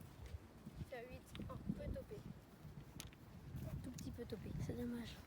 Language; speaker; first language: French; native; French